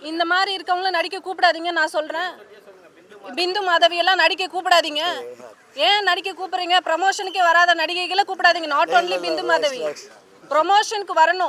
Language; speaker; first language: Tamil; native; Tamil